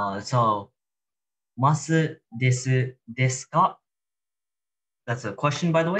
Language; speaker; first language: English; early bilingual, other home language; Japanese